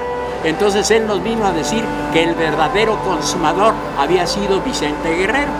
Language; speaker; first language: Spanish; native; Spanish